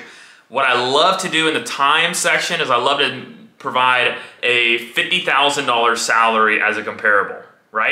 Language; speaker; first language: English; native; English